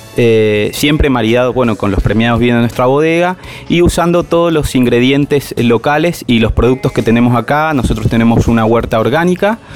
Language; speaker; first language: Spanish; native; Spanish